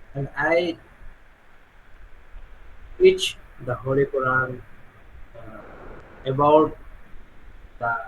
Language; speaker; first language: English; non-native, learner; Bangla